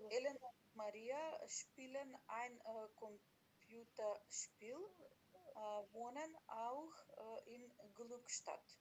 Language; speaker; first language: German; non-native, learner; Macedonian